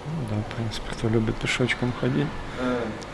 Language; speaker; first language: Russian; native; Russian